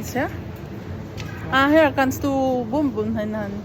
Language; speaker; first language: German; non-native, learner; Filipino